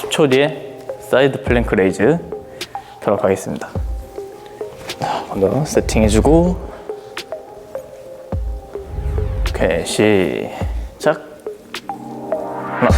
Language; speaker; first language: Korean; native; Korean